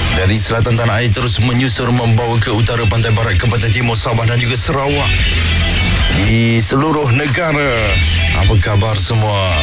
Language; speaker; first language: Malay; native; Malay